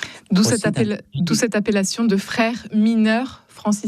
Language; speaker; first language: French; native; French